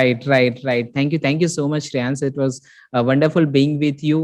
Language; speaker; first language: Hindi; native; Hindi